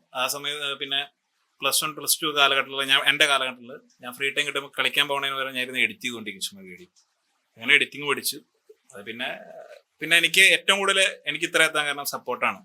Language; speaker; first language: Malayalam; native; Malayalam